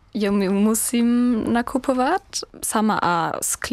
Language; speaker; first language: Czech; non-native, learner; German